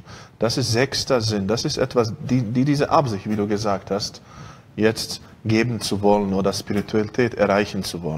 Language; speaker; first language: German; non-native, fluent; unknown